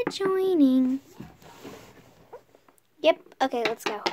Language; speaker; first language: English; native; English